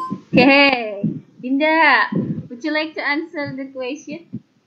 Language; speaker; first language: English; non-native, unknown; Indonesian